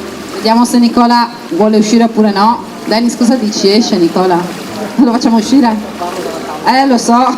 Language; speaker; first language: Italian; native; Italian